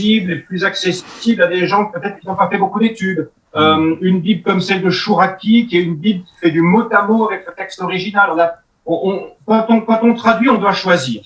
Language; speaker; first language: French; native; French